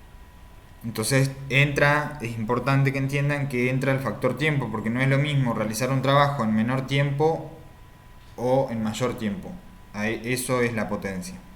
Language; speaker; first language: Spanish; native; Spanish